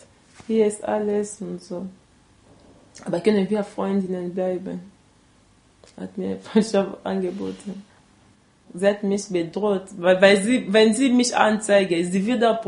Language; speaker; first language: German; non-native, learner; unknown